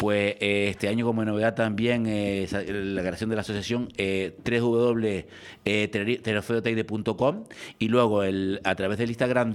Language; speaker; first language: Spanish; native; Spanish